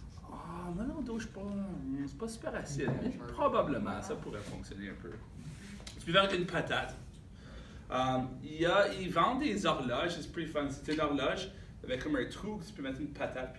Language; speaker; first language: French; native; French